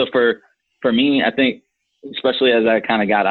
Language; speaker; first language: English; native; English